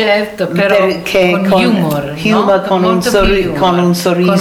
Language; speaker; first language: Italian; native; Italian